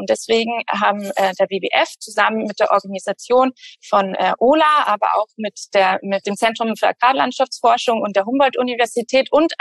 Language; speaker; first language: German; native; German